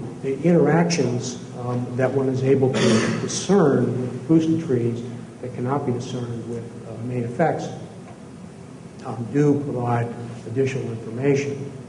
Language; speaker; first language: English; native; English